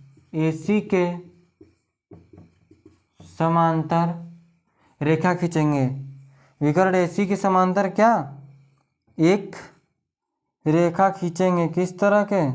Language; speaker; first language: Hindi; native; Hindi